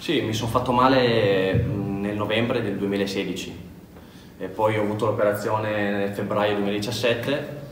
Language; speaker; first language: Italian; native; Italian